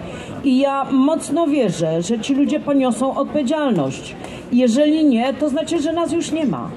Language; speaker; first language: Polish; native; Polish